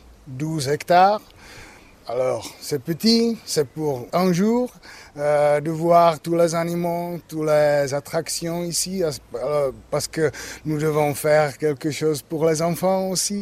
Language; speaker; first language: French; non-native, learner; Czech